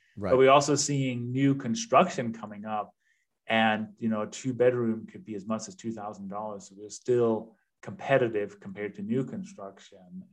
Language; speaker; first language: English; non-native, fluent; Danish